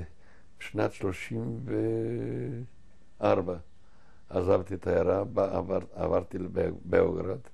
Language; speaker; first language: Hebrew; non-native, fluent; Ladino